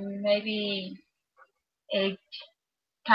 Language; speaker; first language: English; non-native, learner; Spanish